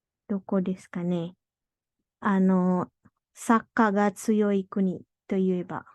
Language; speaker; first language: Japanese; non-native, fluent; Indonesian